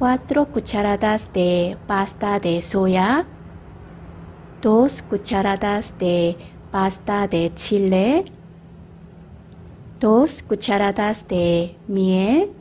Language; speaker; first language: Spanish; non-native, fluent; Korean